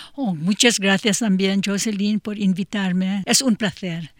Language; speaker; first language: Spanish; non-native, learner; English